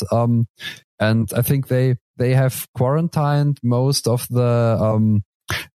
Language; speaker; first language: English; non-native, fluent; German